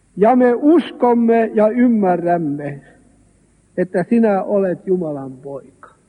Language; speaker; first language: Finnish; non-native, local second language; Swedish